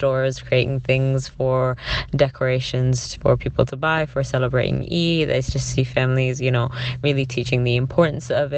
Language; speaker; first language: English; native; English